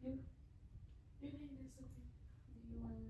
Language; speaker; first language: English; non-native, learner; Spanish